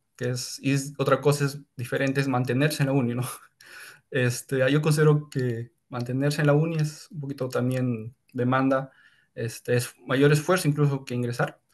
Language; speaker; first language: Spanish; native; Spanish